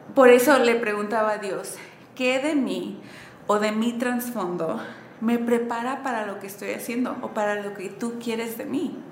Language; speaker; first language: Spanish; early bilingual, heritage; Spanish